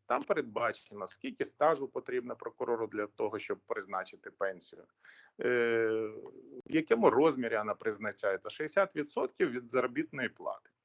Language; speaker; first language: Ukrainian; native; Ukrainian